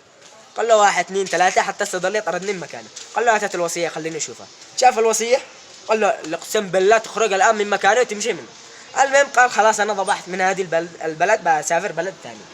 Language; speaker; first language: Arabic; native; Arabic